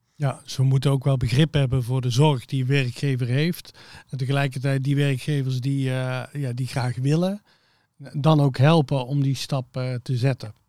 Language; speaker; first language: Dutch; native; Dutch